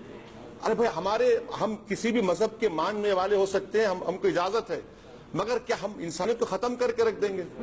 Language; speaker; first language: Urdu; native; Urdu